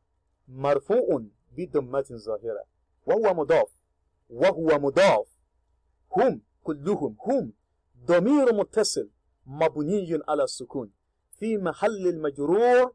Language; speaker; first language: Arabic; non-native, fluent; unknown